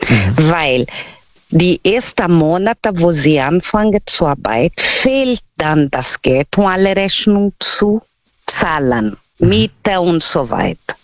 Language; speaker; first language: German; non-native, learner; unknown